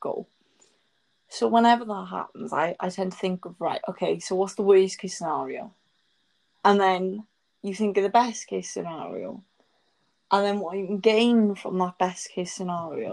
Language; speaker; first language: English; native; English